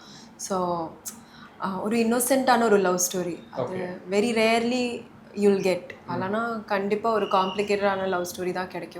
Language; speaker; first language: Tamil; early bilingual, heritage; Tamil